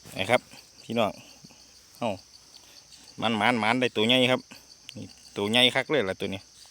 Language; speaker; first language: Thai; native; Thai